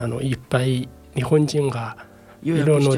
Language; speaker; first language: Japanese; non-native, learner; Mongolian